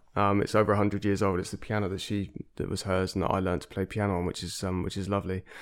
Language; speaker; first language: English; native; English